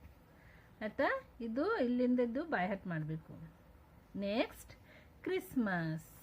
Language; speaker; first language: Kannada; non-native, local second language; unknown